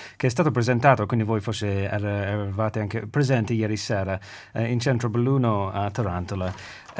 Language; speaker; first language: Italian; native; Italian